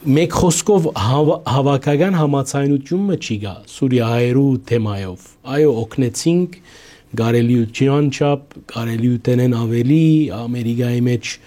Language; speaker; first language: Armenian; early bilingual, heritage; Armenian